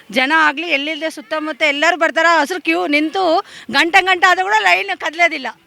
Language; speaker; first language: Kannada; native; Kannada